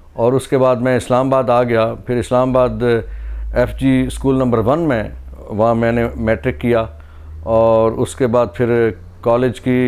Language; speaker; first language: Urdu; non-native, local second language; Pahari-Potwari